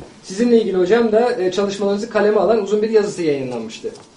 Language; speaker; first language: Turkish; native; Turkish